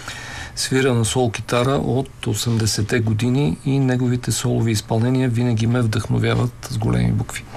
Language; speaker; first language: Bulgarian; native; Bulgarian